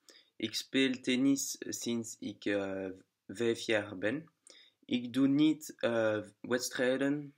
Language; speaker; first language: German; non-native, learner; Dutch